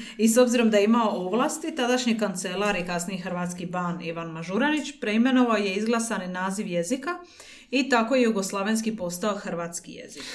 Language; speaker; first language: Croatian; native; Croatian